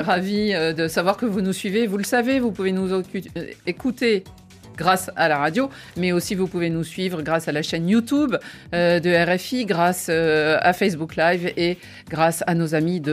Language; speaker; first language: French; native; French